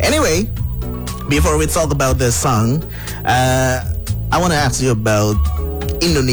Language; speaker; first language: English; non-native, fluent; Indonesian